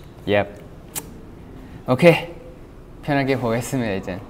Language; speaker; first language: Korean; non-native, fluent; Thai